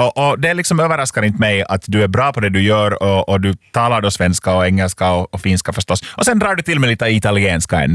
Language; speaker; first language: Swedish; native; Swedish